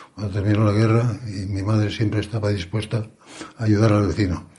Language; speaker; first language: Spanish; native; Spanish